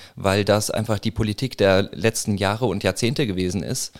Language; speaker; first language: German; native; German